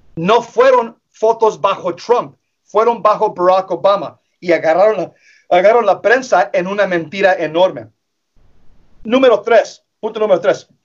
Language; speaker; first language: Spanish; early bilingual, heritage; English